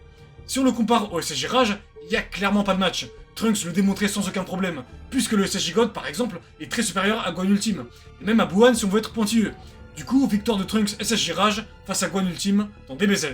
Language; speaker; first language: French; native; French